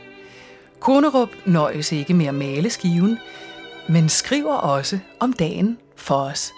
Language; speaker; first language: Danish; native; Danish